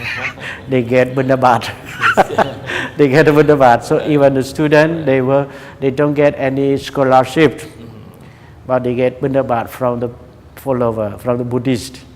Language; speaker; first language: English; non-native, learner; Khmer